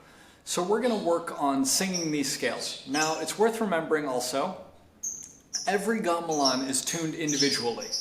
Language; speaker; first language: English; native; English